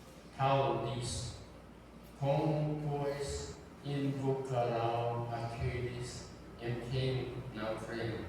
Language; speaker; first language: Portuguese; non-native, fluent; English